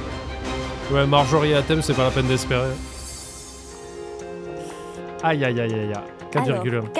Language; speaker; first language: French; native; French